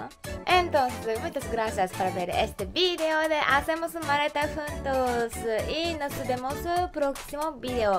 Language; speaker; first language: Spanish; non-native, learner; Japanese